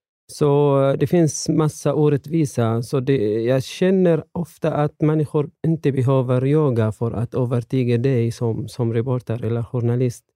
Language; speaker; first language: Swedish; non-native, fluent; Arabic